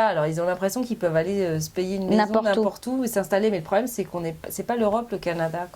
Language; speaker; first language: French; native; French